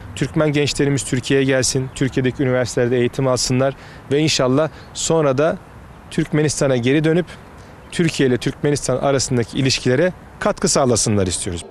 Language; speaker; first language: Turkish; native; Turkish